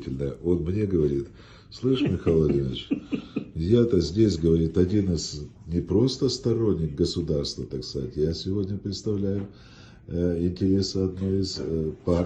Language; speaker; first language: Russian; native; Russian